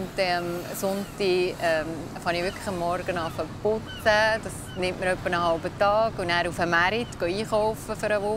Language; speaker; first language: German; native; German